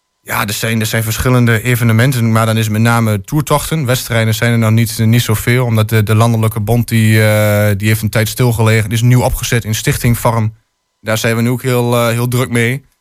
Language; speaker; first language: Dutch; native; Dutch